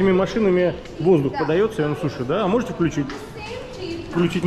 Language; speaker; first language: Russian; native; Russian